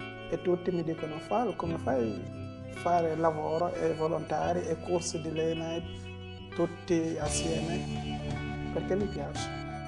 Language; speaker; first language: Italian; non-native, fluent; Wolof